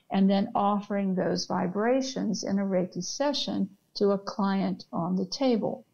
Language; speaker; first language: English; native; English